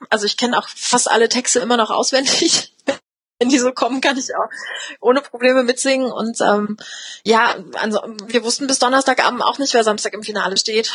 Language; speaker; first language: German; native; German